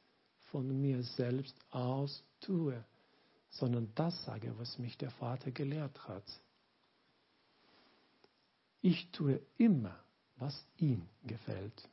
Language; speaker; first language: German; non-native, learner; Lithuanian